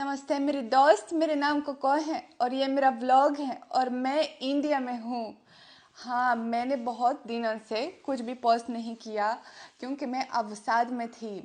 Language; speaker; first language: Hindi; non-native, fluent; Russian